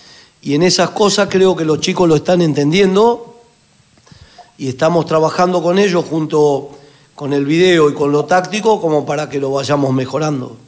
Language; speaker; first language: Spanish; native; Spanish